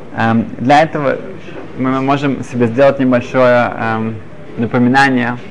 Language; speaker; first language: Russian; early bilingual, other home language; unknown